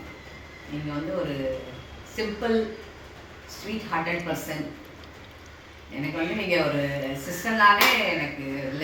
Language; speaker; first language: Tamil; native; Tamil